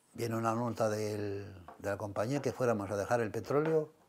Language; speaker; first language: Spanish; native; Spanish